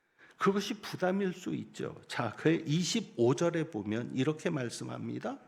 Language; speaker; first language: Korean; native; Korean